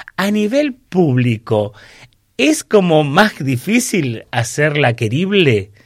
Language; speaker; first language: Spanish; native; Spanish